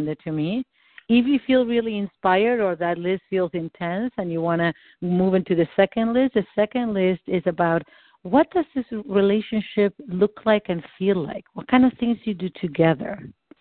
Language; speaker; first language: English; non-native, fluent; Spanish